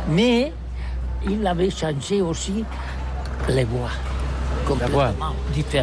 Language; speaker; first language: French; non-native, learner; Catalan